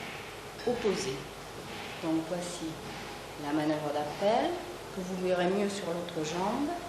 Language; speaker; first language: French; native; French